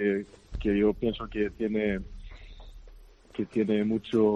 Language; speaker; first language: Spanish; non-native, fluent; Icelandic